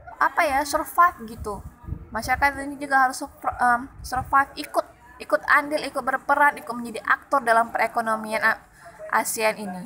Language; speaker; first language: Indonesian; native; Indonesian